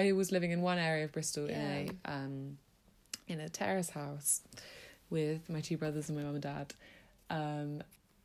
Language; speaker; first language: English; native; English